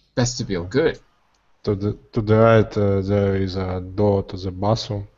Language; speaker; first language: English; non-native, learner; Russian